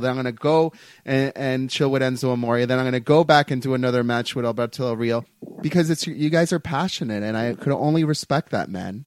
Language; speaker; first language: English; native; English